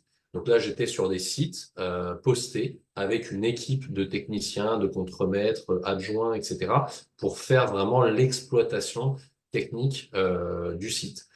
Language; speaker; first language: French; native; French